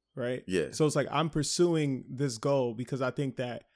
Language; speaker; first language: English; early bilingual, other home language; Haitian Creole